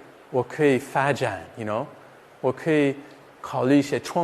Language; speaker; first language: Chinese; non-native, fluent; English